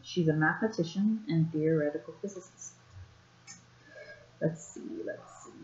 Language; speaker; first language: English; native; English